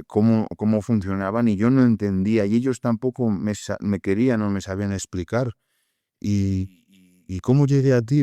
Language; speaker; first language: Spanish; native; Spanish